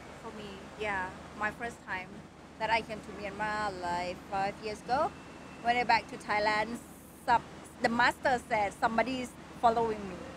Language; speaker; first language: English; non-native, fluent; Thai